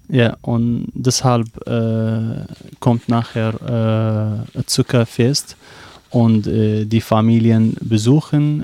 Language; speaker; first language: German; non-native, learner; Arabic